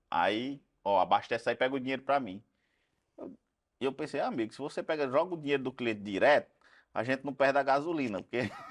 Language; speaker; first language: Portuguese; native; Portuguese